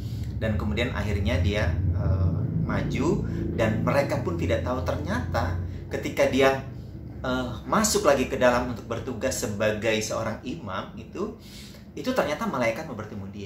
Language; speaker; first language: Indonesian; native; Indonesian